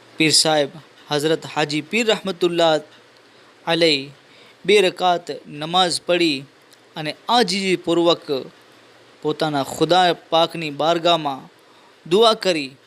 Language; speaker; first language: Gujarati; non-native, local second language; Sindhi